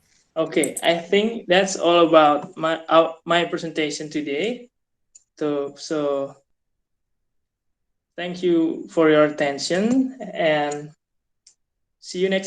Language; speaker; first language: English; non-native, fluent; Indonesian